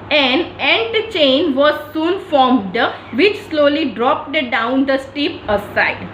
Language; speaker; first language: English; non-native, local second language; Gujarati